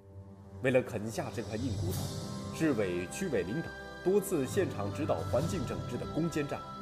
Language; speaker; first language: Chinese; native; Chinese